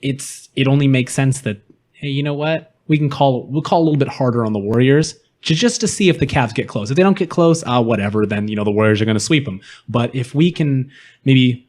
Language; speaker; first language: English; native; English